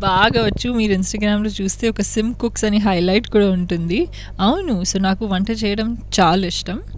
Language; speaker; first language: Telugu; non-native, local second language; Hindi